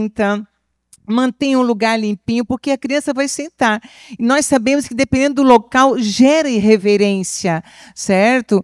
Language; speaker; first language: Portuguese; native; Portuguese